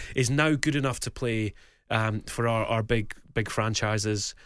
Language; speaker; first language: English; native; English